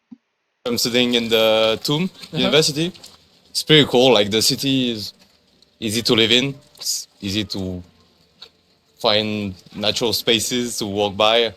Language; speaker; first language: English; non-native, fluent; French